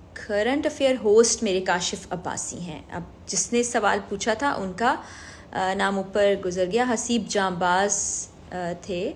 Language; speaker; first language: Urdu; native; Urdu